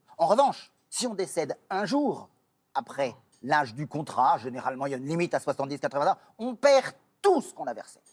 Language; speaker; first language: French; native; French